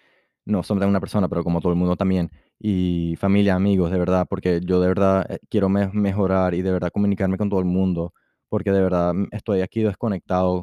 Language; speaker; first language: Spanish; early bilingual, heritage; Spanish